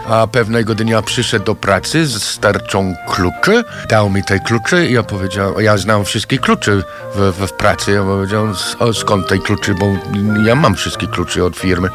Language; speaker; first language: Polish; non-native, fluent; English